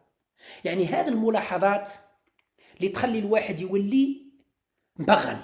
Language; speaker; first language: Arabic; native; Arabic